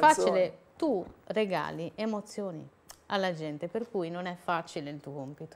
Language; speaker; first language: Italian; native; Italian